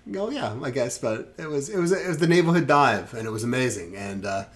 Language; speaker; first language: English; native; English